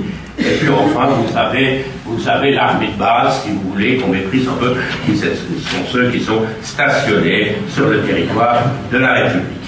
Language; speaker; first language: French; native; French